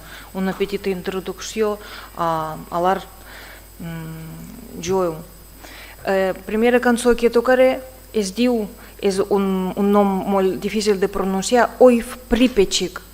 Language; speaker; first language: Catalan; non-native, fluent; Russian